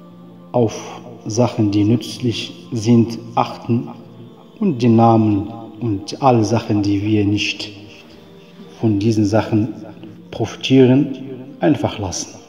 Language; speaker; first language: German; non-native, fluent; Arabic